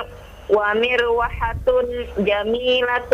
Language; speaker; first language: Arabic; non-native, learner; Indonesian